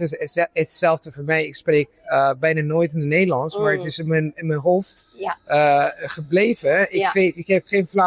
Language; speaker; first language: Dutch; non-native, fluent; Italian